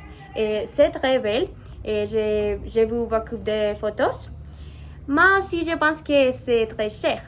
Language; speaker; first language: French; non-native, learner; Spanish